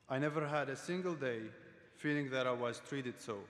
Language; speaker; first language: English; non-native, fluent; Arabic